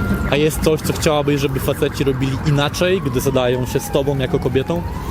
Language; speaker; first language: Polish; native; Polish